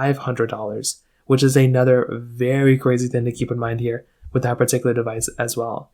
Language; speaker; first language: English; native; English